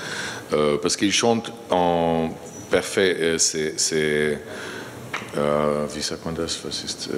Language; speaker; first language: French; non-native, fluent; Slovenian